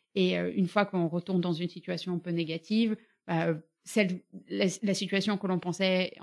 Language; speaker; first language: French; early bilingual, other home language; Bulgarian